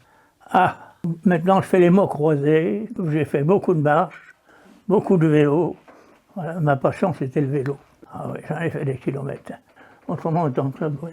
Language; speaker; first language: French; native; French